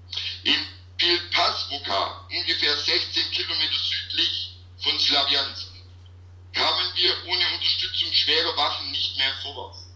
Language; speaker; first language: German; native; German